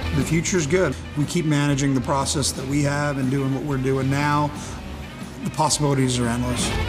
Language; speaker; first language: English; native; English